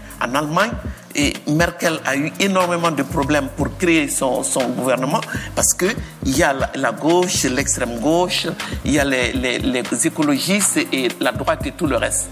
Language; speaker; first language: French; non-native, local second language; Bambara